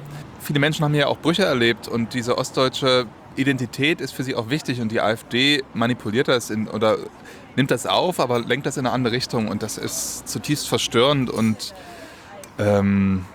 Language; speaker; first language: German; native; German